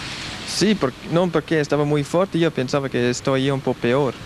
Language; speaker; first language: Spanish; non-native, learner; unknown